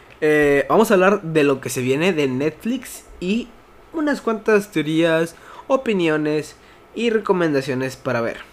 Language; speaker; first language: Spanish; native; Spanish